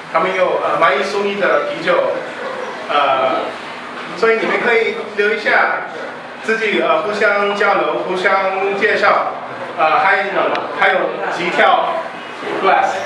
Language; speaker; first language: Chinese; non-native, fluent; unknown